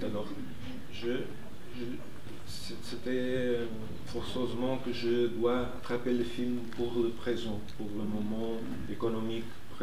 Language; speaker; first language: French; non-native, fluent; Portuguese